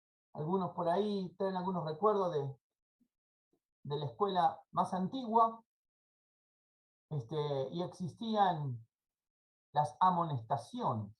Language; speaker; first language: Spanish; native; Spanish